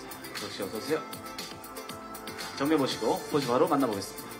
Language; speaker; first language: Korean; native; Korean